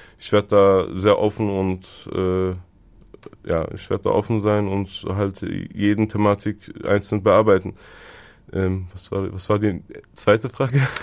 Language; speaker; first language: German; early bilingual, other home language; Turkish